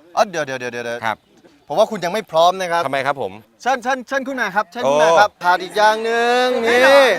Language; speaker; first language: Thai; native; Thai